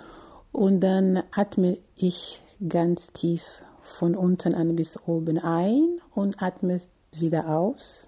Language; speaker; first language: German; non-native, fluent; Portuguese